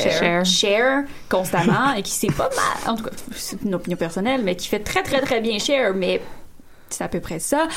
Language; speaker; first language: French; native; French